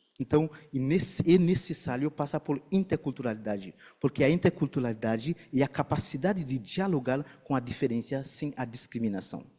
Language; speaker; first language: Portuguese; non-native, fluent; Haitian Creole